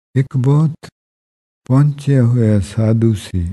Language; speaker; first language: English; non-native, local second language; Punjabi